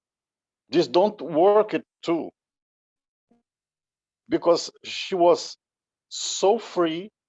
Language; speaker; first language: English; non-native, learner; Portuguese